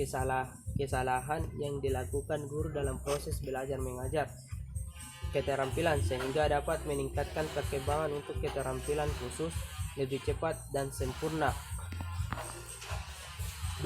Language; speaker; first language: Indonesian; native; Indonesian